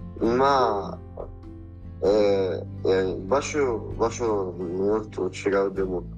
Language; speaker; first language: Japanese; non-native, learner; Arabic